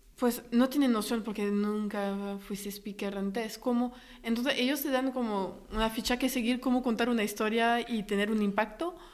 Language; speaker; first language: Spanish; non-native, fluent; French